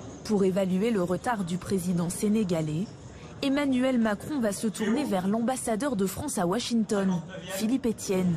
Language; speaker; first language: French; native; French